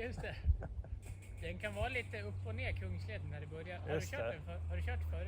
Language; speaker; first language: Swedish; native; Swedish